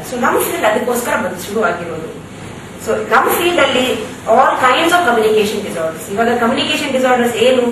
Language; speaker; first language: Kannada; non-native, local second language; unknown